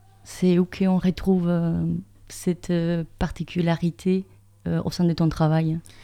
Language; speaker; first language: French; native; French